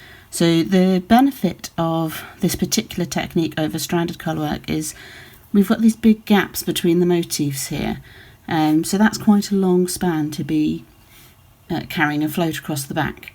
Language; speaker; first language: English; native; English